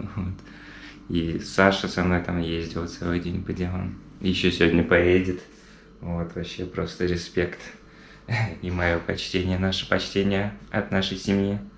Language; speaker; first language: Russian; native; Russian